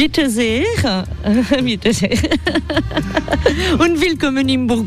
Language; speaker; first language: German; non-native, fluent; French